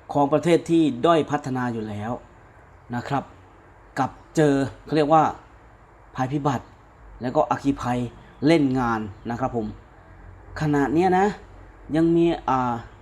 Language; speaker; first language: Thai; native; Thai